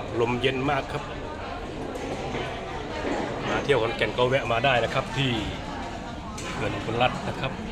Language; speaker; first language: Thai; non-native, local second language; Lao